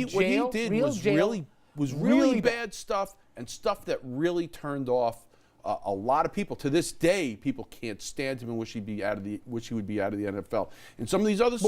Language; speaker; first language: English; native; English